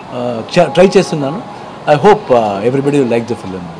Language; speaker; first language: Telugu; non-native, learner; Kannada